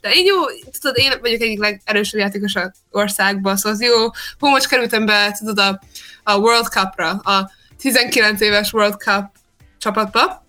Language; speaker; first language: Hungarian; early bilingual, heritage; Hungarian